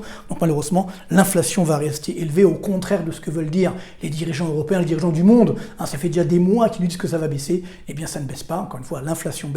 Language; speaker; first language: French; native; French